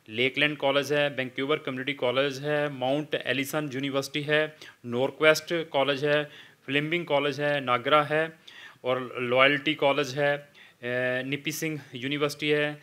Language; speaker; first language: Hindi; non-native, local second language; Punjabi